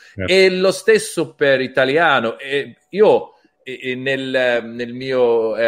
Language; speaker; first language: Italian; non-native, learner; Persian